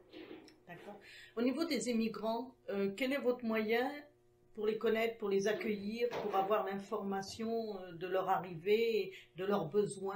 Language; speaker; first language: French; native; French